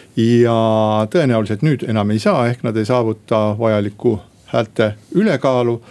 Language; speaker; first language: Estonian; native; Estonian